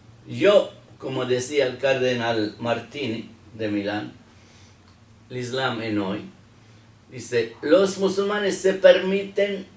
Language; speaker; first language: Spanish; non-native, fluent; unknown